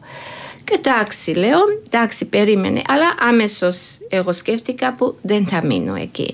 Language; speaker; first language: Greek; non-native, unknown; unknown